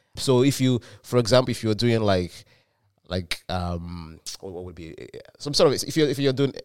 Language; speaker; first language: English; non-native, local second language; Yoruba